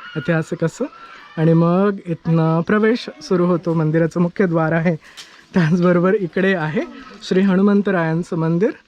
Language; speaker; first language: Marathi; native; Marathi